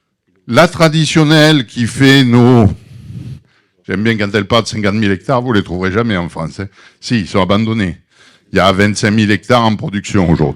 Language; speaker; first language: French; native; French